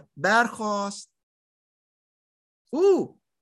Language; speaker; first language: Persian; non-native, learner; German